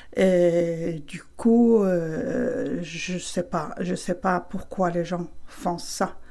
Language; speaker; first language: French; non-native, fluent; Spanish